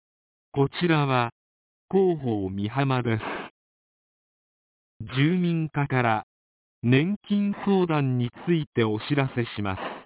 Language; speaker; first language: Japanese; native; Japanese